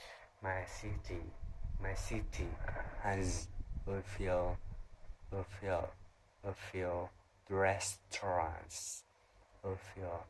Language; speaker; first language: English; non-native, learner; Vietnamese